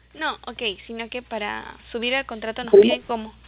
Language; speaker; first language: Spanish; native; Spanish